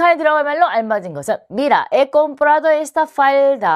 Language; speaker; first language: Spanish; non-native, fluent; Korean